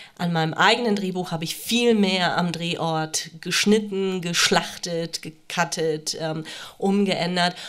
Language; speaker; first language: German; early bilingual, other home language; Romanian